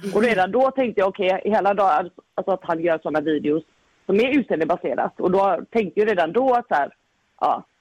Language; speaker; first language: Swedish; native; Swedish